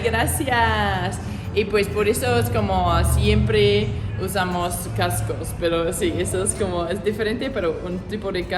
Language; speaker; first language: Spanish; non-native, learner; English